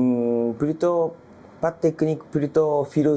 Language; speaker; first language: French; non-native, fluent; Japanese